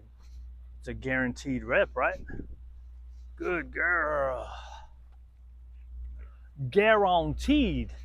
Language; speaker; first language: English; native; English